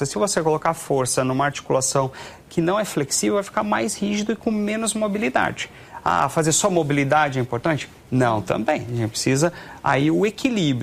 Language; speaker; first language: Portuguese; native; Portuguese